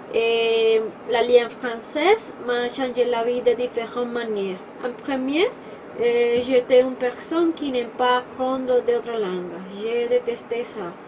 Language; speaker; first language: French; non-native, fluent; Spanish